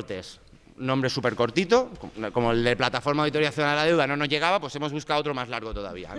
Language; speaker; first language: Spanish; native; Spanish